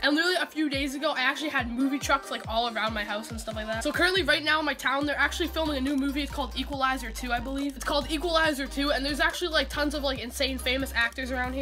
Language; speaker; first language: English; native; English